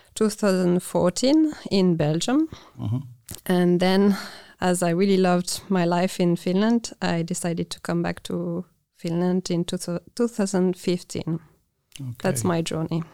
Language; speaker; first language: English; non-native, fluent; French